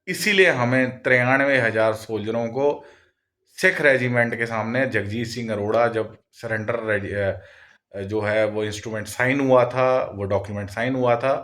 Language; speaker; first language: Hindi; non-native, local second language; Punjabi